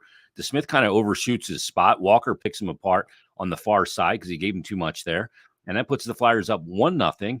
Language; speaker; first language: English; native; English